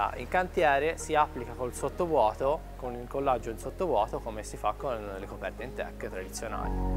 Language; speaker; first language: Italian; native; Italian